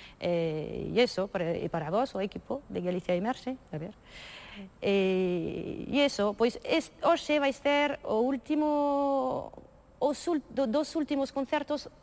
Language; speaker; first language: Galician; early bilingual, other home language; French